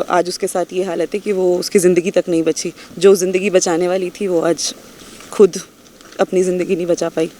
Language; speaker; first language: Hindi; non-native, local second language; Punjabi